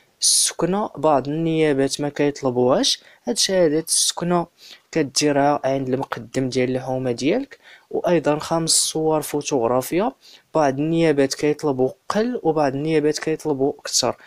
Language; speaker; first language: Arabic; native; Arabic